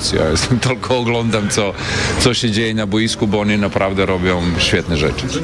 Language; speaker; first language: Polish; non-native, fluent; Serbian